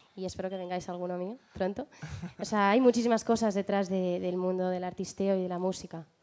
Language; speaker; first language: Spanish; native; Spanish